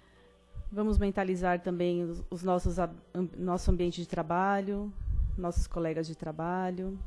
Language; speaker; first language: Portuguese; native; Portuguese